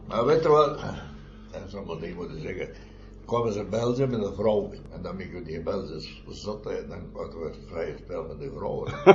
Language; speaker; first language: Dutch; non-native, fluent; Italian